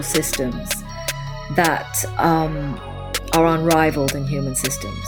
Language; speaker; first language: English; native; English